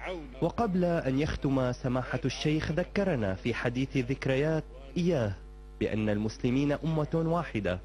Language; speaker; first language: Arabic; native; Arabic